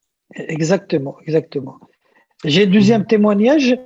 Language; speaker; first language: French; non-native, local second language; Arabic